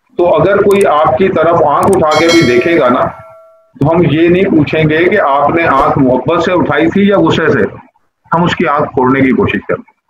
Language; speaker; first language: Urdu; non-native, local second language; Punjabi